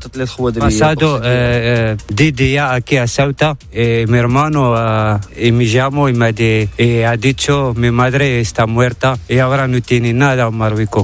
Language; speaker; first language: Spanish; non-native, learner; Arabic